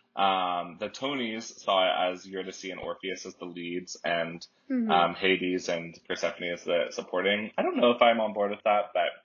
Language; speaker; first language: English; native; English